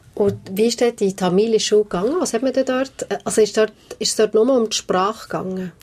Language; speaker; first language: German; native; German